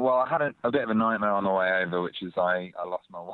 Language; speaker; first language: English; native; English